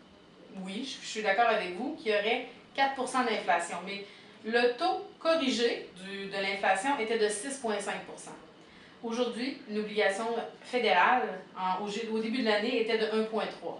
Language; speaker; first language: French; native; French